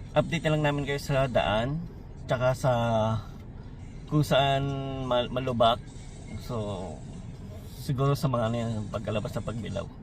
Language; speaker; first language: Filipino; native; Filipino